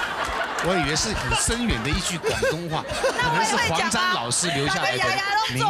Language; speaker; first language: Chinese; native; Chinese